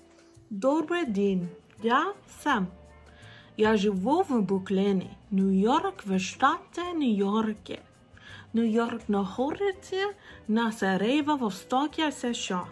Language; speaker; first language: Russian; non-native, learner; English